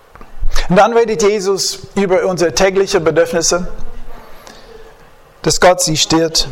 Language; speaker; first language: German; non-native, fluent; English